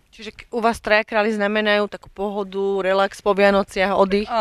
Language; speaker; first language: Slovak; native; Slovak